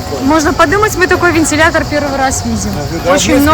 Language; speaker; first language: Russian; native; Russian